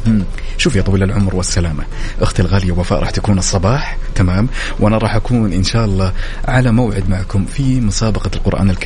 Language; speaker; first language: Arabic; native; Arabic